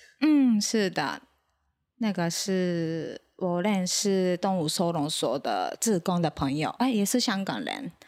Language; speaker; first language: Chinese; non-native, fluent; Japanese